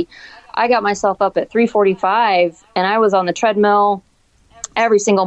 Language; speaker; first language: English; native; English